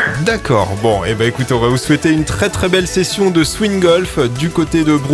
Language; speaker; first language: French; native; French